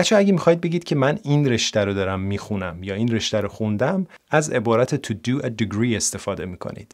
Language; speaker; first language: Persian; native; Persian